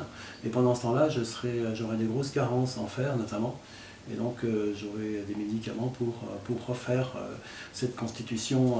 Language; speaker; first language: French; native; French